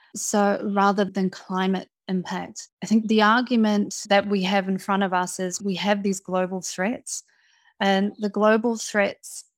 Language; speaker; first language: English; native; English